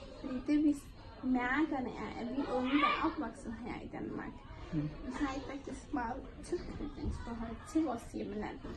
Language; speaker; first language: Danish; early bilingual, other home language; Somali